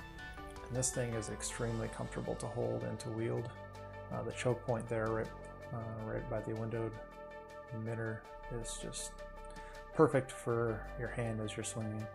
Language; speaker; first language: English; native; English